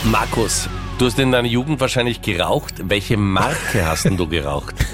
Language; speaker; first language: German; native; German